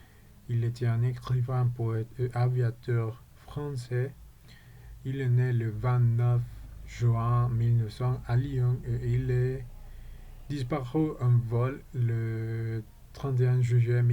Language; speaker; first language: French; non-native, learner; Spanish